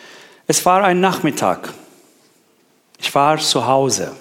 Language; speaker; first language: German; non-native, learner; Persian